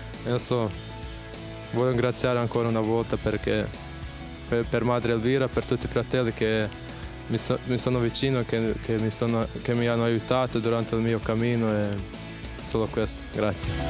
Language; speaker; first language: Italian; non-native, fluent; Bosnian